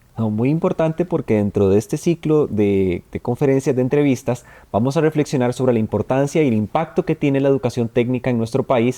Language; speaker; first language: Spanish; native; Spanish